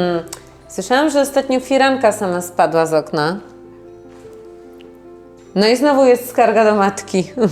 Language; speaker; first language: Polish; native; Polish